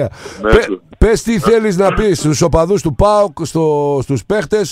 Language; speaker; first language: Greek; native; Greek